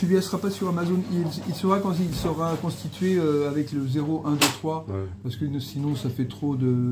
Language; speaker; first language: French; native; French